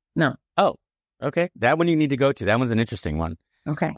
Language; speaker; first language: English; native; English